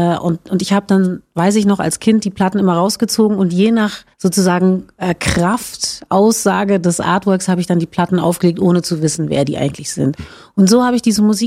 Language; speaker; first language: German; native; German